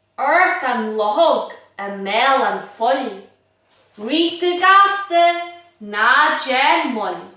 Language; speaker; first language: Irish; native; Irish